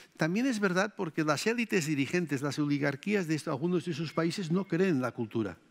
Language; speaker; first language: Spanish; native; Spanish